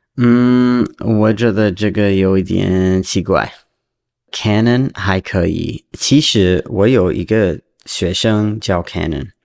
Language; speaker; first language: Chinese; non-native, learner; English